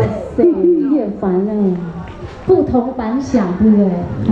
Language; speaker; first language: Chinese; native; Chinese